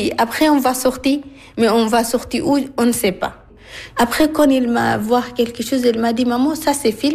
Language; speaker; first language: French; non-native, learner; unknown